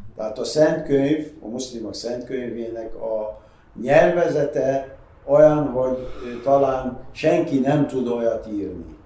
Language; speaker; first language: Hungarian; non-native, fluent; Arabic